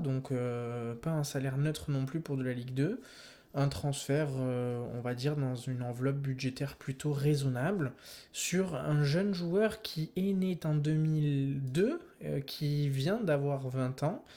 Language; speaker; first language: French; native; French